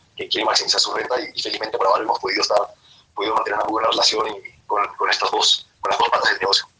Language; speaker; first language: Spanish; native; Spanish